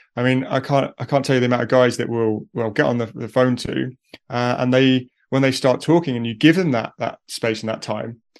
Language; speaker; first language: English; native; English